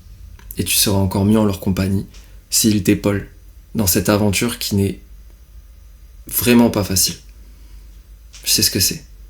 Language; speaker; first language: French; native; French